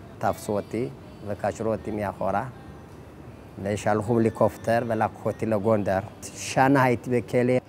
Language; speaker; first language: Hebrew; non-native, learner; Amharic